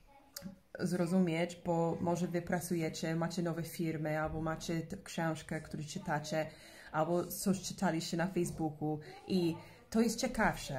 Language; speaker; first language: Polish; non-native, fluent; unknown